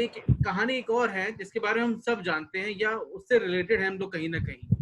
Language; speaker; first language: Hindi; native; Hindi